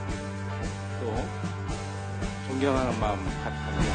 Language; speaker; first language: Korean; native; Korean